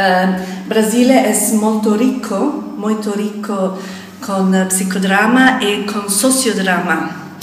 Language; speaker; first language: Portuguese; non-native, learner; Italian